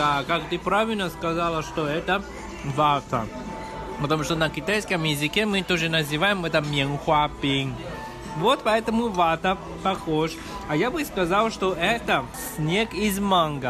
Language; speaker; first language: Russian; non-native, learner; Chinese